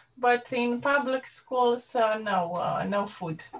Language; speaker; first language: English; non-native, fluent; Romanian